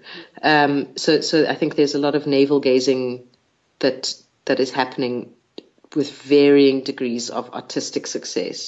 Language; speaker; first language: English; native; English